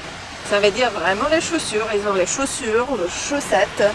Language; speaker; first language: French; non-native, learner; Croatian